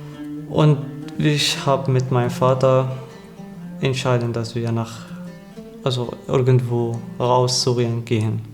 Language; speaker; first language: German; non-native, learner; Arabic